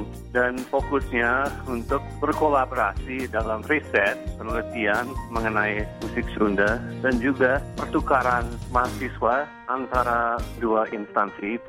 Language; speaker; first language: Indonesian; non-native, fluent; English